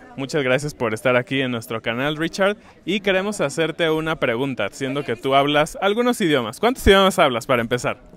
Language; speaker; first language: Spanish; native; Spanish